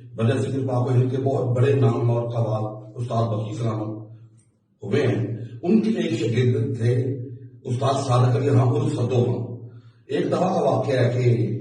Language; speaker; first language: Urdu; native; Urdu